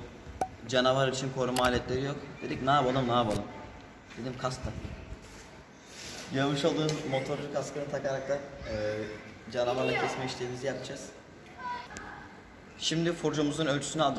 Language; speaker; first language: Turkish; native; Turkish